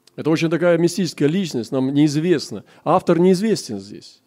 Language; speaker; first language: Russian; native; Russian